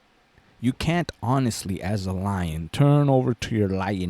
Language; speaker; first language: English; native; English